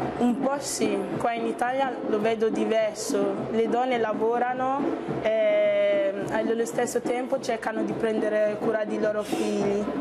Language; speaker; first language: Italian; non-native, fluent; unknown